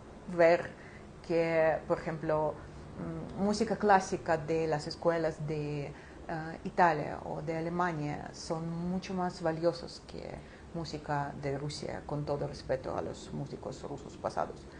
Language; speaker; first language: Spanish; non-native, fluent; Ukrainian